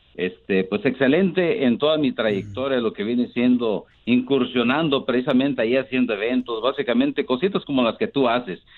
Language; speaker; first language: Spanish; native; Spanish